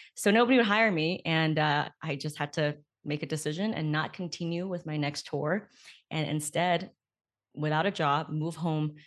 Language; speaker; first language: English; native; English